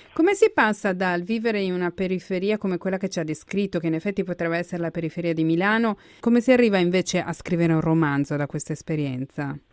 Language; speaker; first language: Italian; native; Italian